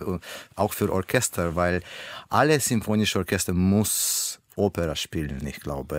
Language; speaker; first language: German; non-native, learner; Russian